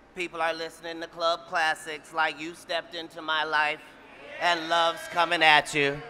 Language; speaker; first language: English; native; English